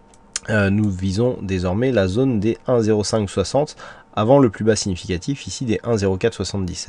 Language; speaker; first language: French; native; French